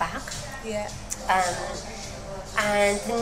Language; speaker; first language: English; non-native, fluent; Greek